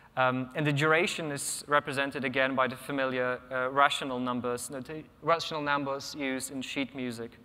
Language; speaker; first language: English; non-native, fluent; Polish